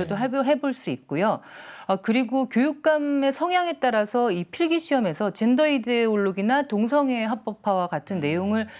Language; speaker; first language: Korean; native; Korean